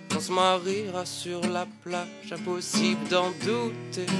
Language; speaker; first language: French; native; French